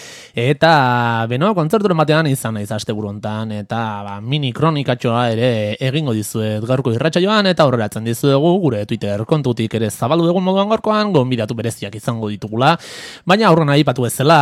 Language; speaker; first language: Basque; native; Basque